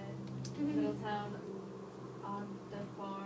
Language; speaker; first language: French; non-native, learner; English